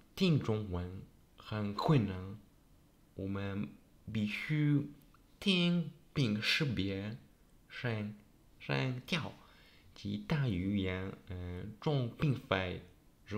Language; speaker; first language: Chinese; non-native, learner; Polish